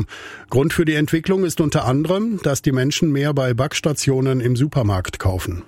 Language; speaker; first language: German; native; German